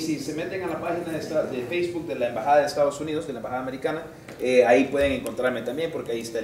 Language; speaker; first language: Spanish; native; Spanish